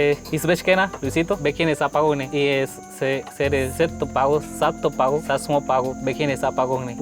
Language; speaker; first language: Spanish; non-native, local second language; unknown